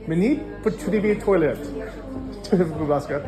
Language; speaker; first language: Ukrainian; non-native, learner; English